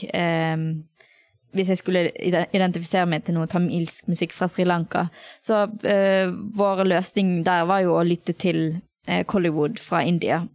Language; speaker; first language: Norwegian; early bilingual, other home language; Tamil